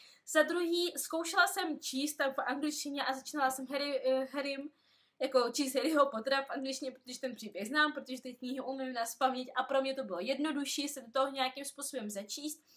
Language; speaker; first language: Czech; non-native, fluent; Russian